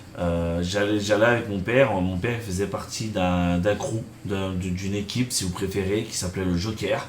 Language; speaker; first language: French; native; French